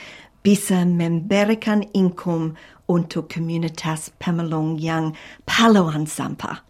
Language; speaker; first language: Indonesian; non-native, fluent; English